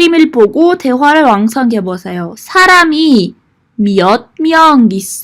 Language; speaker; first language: Korean; non-native, fluent; Persian